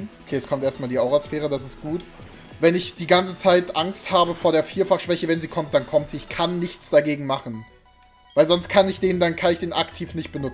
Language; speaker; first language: German; native; German